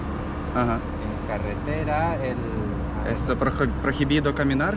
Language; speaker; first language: Spanish; non-native, learner; Russian